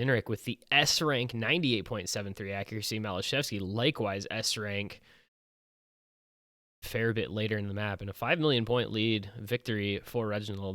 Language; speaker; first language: English; native; English